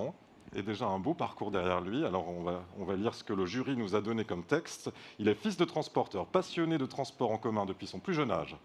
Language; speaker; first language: French; native; French